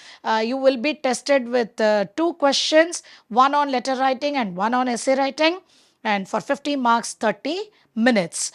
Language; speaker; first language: English; non-native, local second language; Tamil